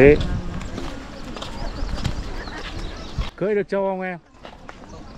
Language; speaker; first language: Italian; non-native, learner; Vietnamese